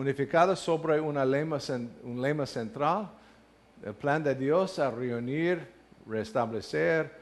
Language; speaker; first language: Spanish; non-native, learner; English